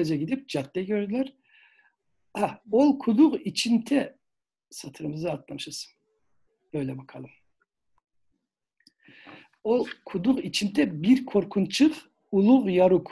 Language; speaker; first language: Turkish; native; Turkish